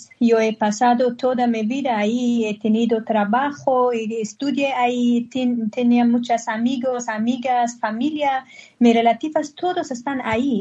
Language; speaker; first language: Spanish; non-native, learner; Persian